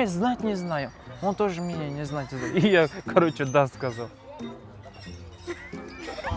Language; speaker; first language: Russian; non-native, local second language; Kazakh